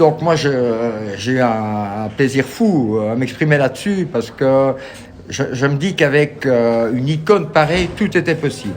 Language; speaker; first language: French; native; French